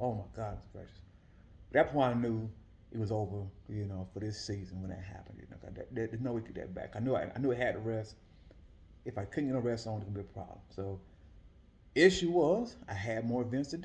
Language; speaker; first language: English; native; English